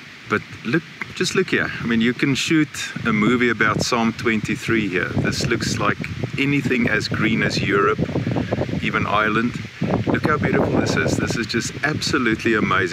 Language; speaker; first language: English; non-native, local second language; Afrikaans